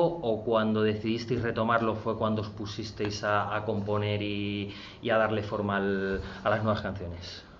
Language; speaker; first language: Spanish; native; Spanish